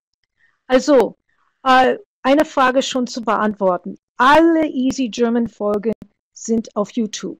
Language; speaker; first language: German; non-native, fluent; English